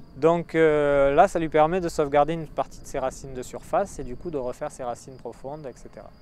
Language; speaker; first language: French; native; French